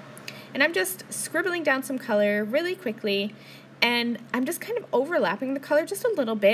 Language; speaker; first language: English; native; English